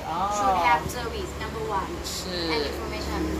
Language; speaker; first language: English; non-native, learner; Thai